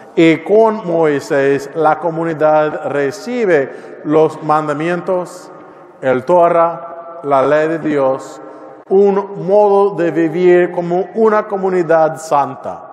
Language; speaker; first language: Spanish; non-native, learner; English